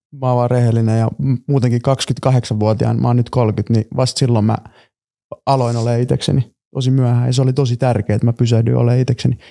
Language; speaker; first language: Finnish; native; Finnish